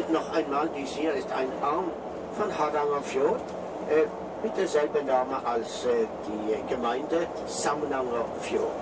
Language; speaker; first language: German; non-native, fluent; Norwegian